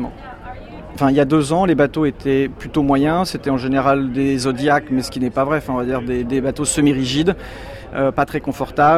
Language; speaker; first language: French; native; French